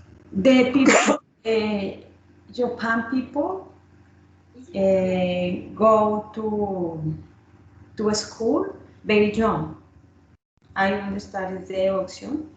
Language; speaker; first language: English; non-native, learner; Spanish